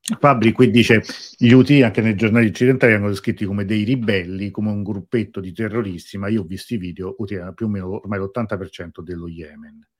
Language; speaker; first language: Italian; native; Italian